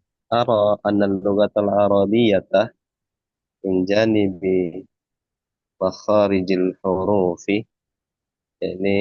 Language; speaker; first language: Arabic; non-native, learner; Indonesian